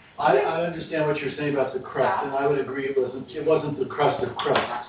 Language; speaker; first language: English; native; English